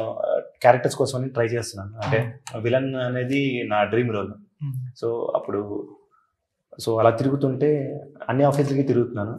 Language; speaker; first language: Telugu; native; Telugu